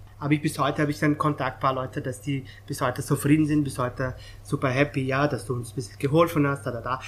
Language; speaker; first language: German; non-native, fluent; Persian